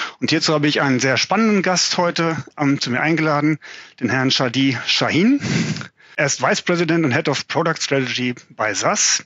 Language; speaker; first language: German; native; German